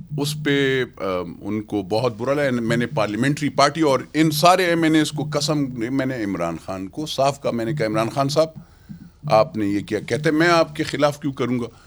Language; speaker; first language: Urdu; non-native, local second language; Pashto